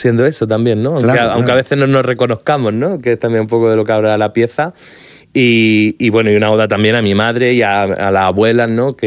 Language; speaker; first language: Spanish; native; Spanish